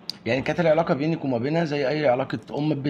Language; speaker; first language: Arabic; native; Arabic